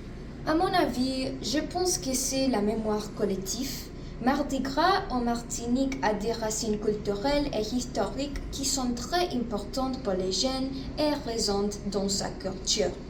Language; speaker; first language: French; non-native, learner; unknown